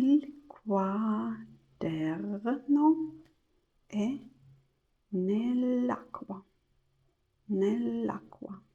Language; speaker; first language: Italian; non-native, learner; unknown